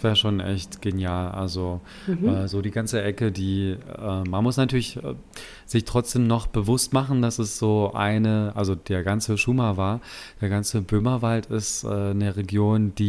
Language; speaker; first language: German; native; German